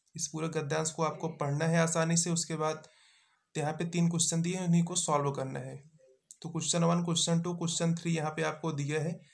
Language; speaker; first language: Hindi; native; Hindi